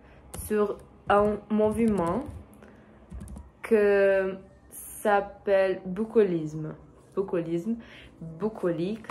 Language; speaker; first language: French; non-native, learner; Portuguese